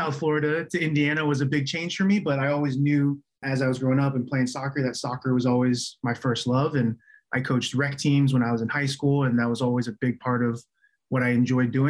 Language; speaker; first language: English; early bilingual, other home language; Chinese